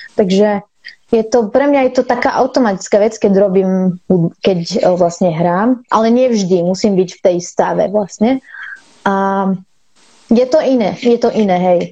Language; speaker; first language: Slovak; non-native, fluent; Arabic